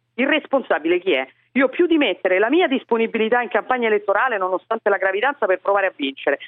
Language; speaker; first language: Italian; native; Italian